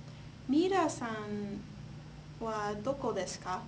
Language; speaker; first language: Japanese; non-native, learner; English